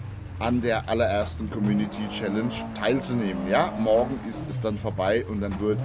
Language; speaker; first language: German; native; German